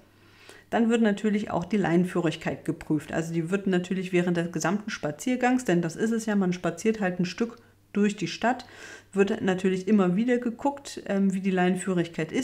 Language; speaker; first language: German; native; German